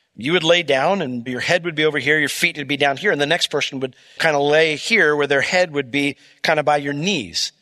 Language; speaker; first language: English; native; English